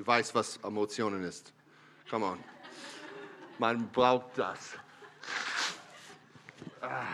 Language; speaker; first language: German; non-native, learner; English